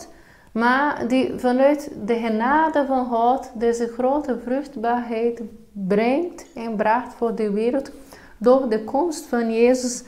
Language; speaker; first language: Dutch; non-native, fluent; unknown